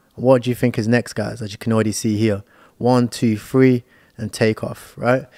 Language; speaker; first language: English; native; English